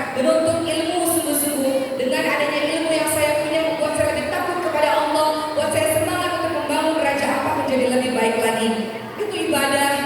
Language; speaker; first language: Indonesian; native; Indonesian